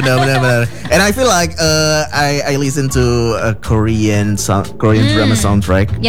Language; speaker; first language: English; non-native, learner; Indonesian